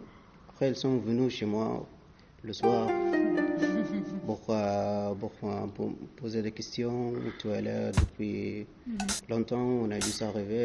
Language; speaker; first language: French; non-native, learner; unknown